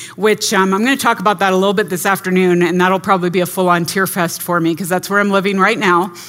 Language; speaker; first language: English; native; English